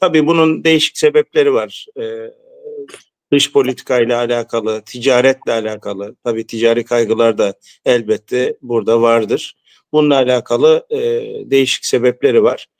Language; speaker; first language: Turkish; early bilingual, heritage; Turkish